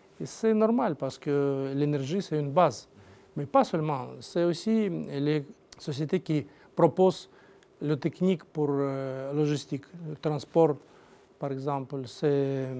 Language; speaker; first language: French; non-native, learner; Russian